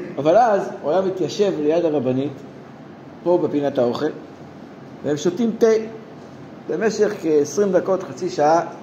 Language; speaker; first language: Hebrew; native; Hebrew